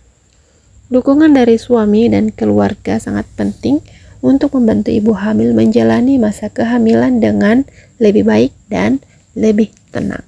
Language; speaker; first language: Indonesian; native; Indonesian